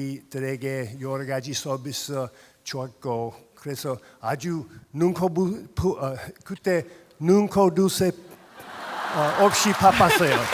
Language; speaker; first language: Korean; non-native, fluent; English